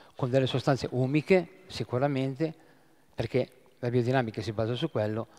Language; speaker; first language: Italian; native; Italian